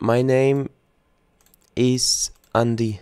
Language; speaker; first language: English; non-native, learner; Russian